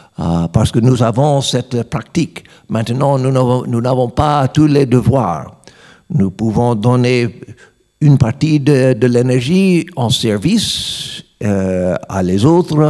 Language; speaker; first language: French; non-native, learner; English